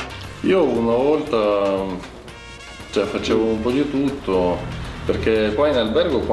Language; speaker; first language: Italian; non-native, learner; Ukrainian